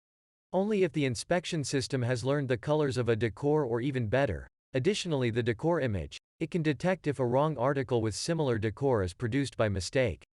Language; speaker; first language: English; non-native, fluent; German